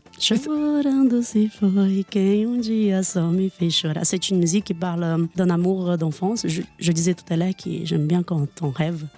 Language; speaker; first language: French; non-native, fluent; Portuguese